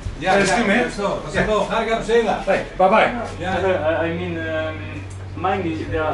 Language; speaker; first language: English; non-native, learner; German